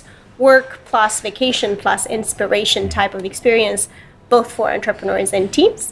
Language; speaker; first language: English; non-native, fluent; Romanian